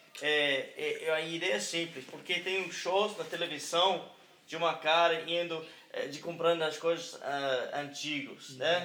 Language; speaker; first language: Portuguese; non-native, learner; English